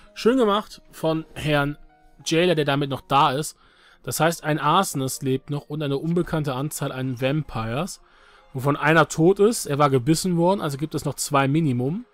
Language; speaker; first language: German; native; German